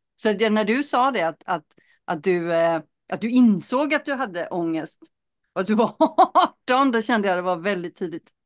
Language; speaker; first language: Swedish; native; Swedish